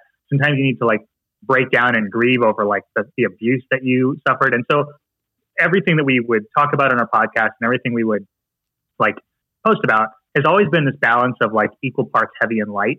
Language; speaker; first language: English; native; English